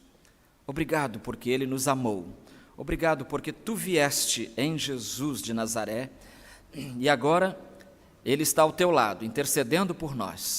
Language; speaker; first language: Portuguese; native; Portuguese